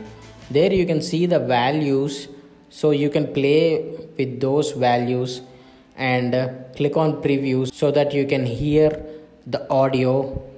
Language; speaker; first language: English; non-native, local second language; Telugu